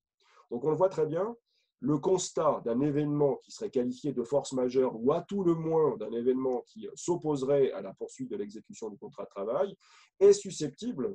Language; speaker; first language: French; native; French